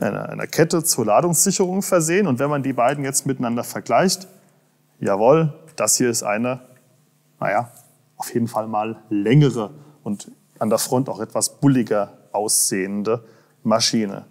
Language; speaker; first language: German; native; German